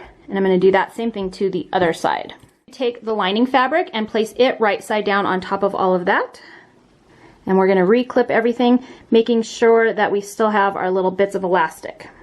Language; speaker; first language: English; native; English